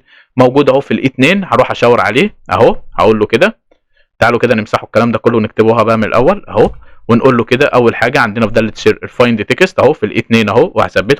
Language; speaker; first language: Arabic; native; Arabic